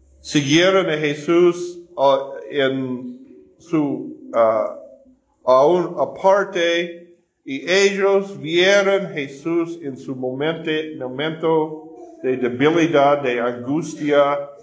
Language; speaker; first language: Spanish; non-native, fluent; English